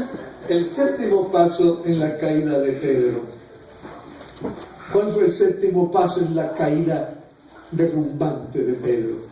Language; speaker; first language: Spanish; native; Spanish